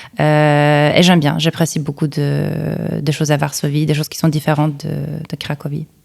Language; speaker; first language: French; non-native, fluent; Polish